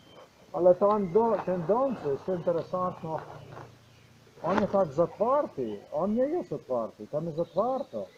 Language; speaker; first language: Polish; non-native, learner; Croatian